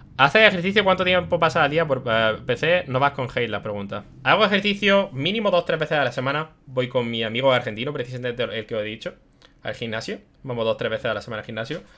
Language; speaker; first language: Spanish; early bilingual, other home language; German